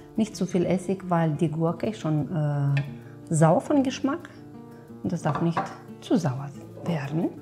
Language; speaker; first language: German; non-native, fluent; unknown